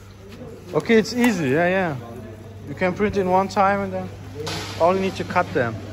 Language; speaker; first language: English; non-native, fluent; German